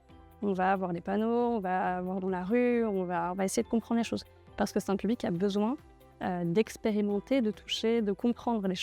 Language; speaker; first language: French; native; French